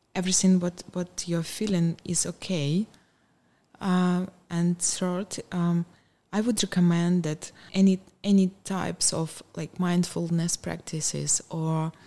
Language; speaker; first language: English; non-native, fluent; Ukrainian